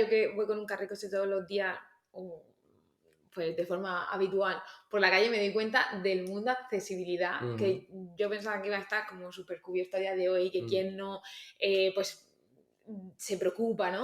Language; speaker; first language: Spanish; native; Spanish